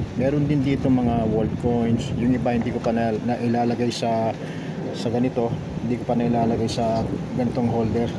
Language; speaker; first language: Filipino; non-native, local second language; Cebuano